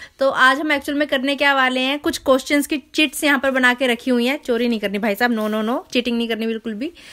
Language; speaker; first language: Hindi; native; Hindi